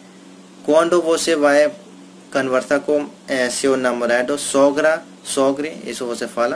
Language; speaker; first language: Portuguese; non-native, learner; Hindi